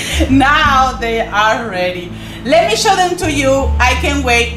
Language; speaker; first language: English; non-native, fluent; Spanish